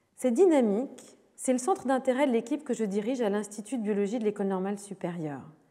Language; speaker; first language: French; native; French